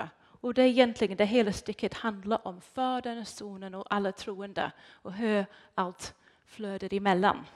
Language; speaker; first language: Swedish; non-native, fluent; English